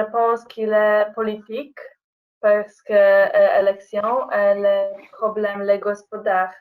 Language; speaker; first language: French; non-native, learner; Polish